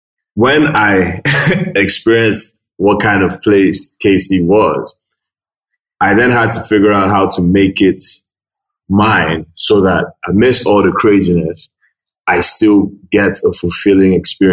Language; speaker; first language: English; non-native, local second language; Igbo